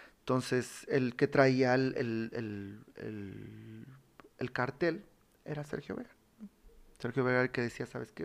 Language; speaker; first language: Spanish; native; Spanish